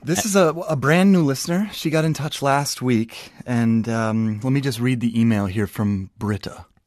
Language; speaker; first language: English; native; English